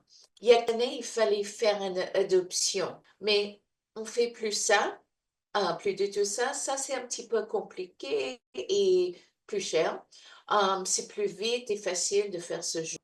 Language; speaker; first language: French; non-native, learner; English